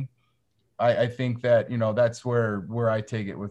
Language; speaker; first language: English; native; English